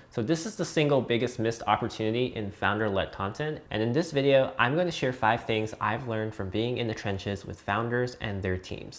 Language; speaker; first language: English; native; English